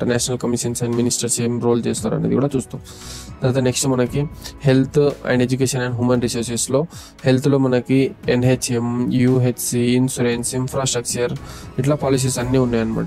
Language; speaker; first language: Telugu; native; Telugu